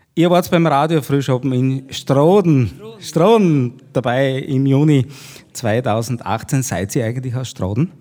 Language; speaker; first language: German; native; German